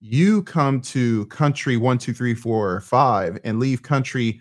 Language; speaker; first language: English; native; English